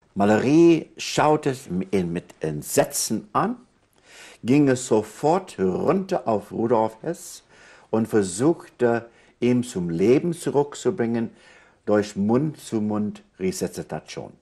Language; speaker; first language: German; non-native, fluent; English